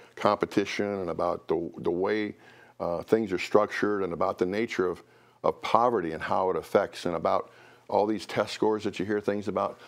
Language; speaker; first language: English; native; English